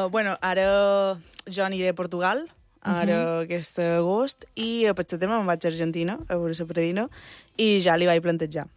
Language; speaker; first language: Catalan; early bilingual, other home language; Spanish